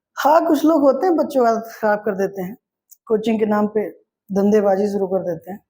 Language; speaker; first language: Hindi; native; Hindi